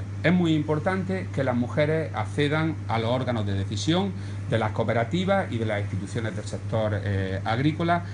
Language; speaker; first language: Spanish; native; Spanish